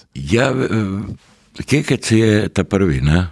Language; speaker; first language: Slovenian; early bilingual, other home language; Serbian